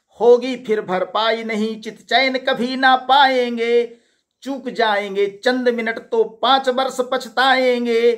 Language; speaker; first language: Hindi; native; Hindi